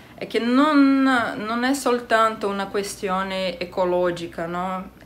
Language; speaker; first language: Italian; non-native, fluent; Portuguese